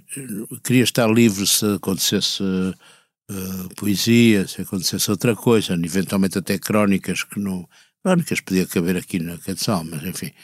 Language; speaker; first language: Portuguese; native; Portuguese